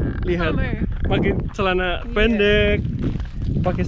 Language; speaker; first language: Indonesian; native; Indonesian